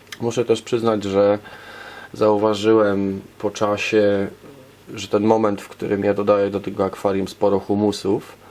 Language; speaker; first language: Polish; native; Polish